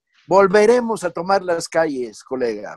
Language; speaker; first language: Spanish; native; Spanish